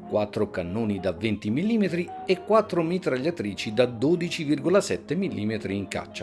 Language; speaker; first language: Italian; native; Italian